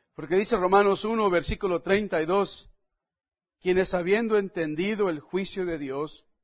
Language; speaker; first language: Spanish; non-native, fluent; English